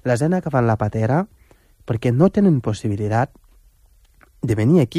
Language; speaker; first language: Catalan; non-native, fluent; Wolof